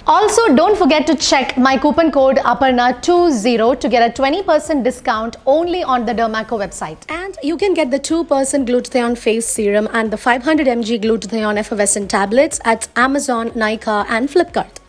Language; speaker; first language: English; non-native, local second language; Malayalam